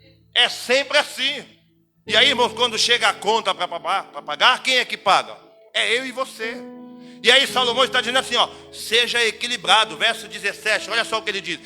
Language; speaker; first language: Portuguese; native; Portuguese